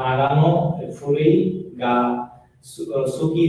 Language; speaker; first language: Japanese; non-native, learner; Bangla